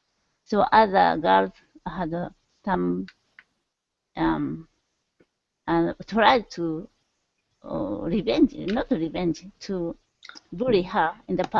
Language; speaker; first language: English; non-native, learner; Japanese